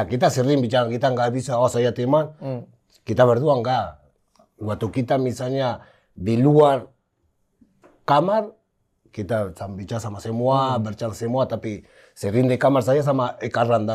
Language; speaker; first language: Indonesian; non-native, fluent; Spanish